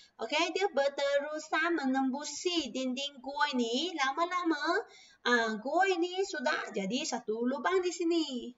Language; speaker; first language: Malay; non-native, local second language; Chinese